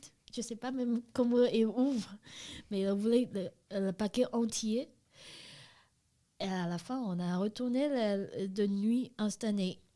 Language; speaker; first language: French; non-native, learner; Chinese